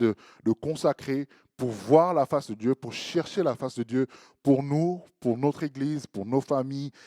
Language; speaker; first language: French; native; French